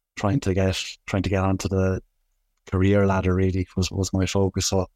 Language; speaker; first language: English; native; English